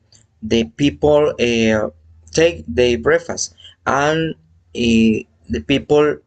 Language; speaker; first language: English; non-native, learner; Spanish